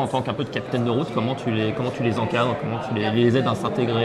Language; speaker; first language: French; native; French